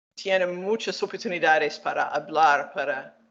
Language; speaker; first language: Spanish; non-native, learner; English